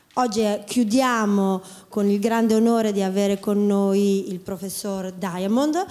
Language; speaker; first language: Italian; native; Italian